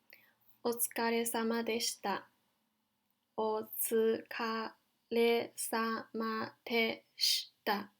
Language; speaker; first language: Japanese; non-native, fluent; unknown